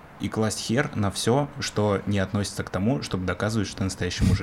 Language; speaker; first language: Russian; native; Russian